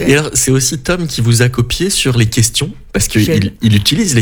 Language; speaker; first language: French; native; French